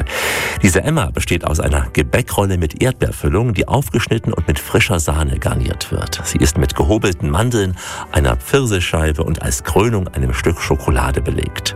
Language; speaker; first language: German; native; German